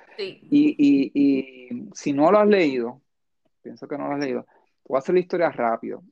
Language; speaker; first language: Spanish; early bilingual, heritage; Spanish